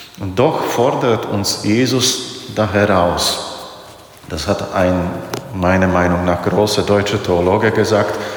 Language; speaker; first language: German; non-native, fluent; Polish